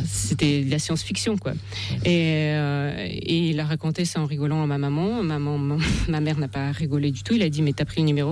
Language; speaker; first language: French; non-native, fluent; Russian